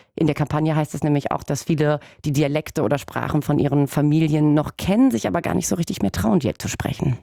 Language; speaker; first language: German; native; German